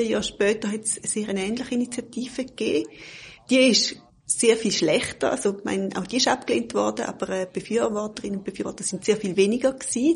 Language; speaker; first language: German; native; German